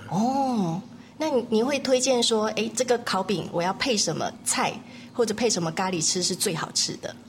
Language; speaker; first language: Chinese; native; Chinese